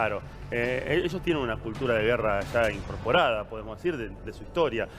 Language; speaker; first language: Spanish; native; Spanish